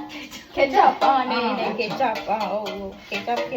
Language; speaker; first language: Korean; non-native, learner; Sinhala